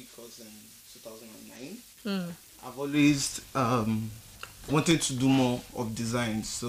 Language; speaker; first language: English; non-native, local second language; Yoruba